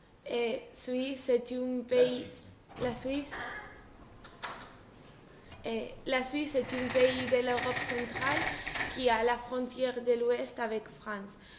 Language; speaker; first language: French; non-native, learner; Spanish